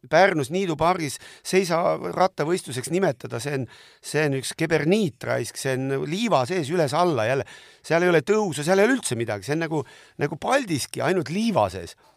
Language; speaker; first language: Estonian; native; Estonian